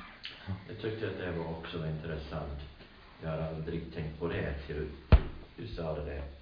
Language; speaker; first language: Swedish; non-native, fluent; English